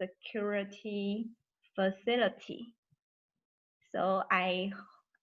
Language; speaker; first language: English; non-native, learner; Chinese